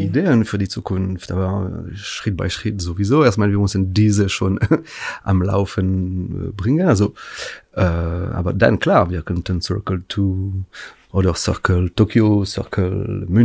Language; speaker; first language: German; non-native, fluent; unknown